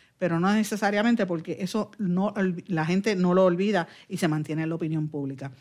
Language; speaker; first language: Spanish; native; Spanish